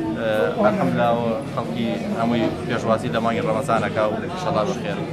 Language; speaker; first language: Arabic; non-native, local second language; Kurdish